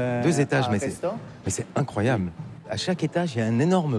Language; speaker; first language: French; native; French